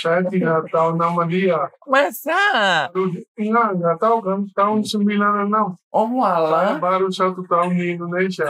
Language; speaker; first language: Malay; non-native, learner; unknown